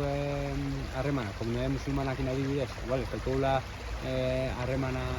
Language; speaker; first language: Basque; native; Basque